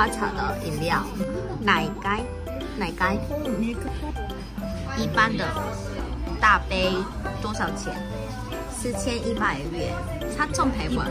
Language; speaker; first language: Chinese; non-native, fluent; Korean